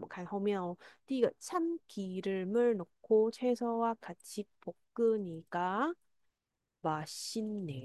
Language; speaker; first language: Korean; non-native, fluent; Chinese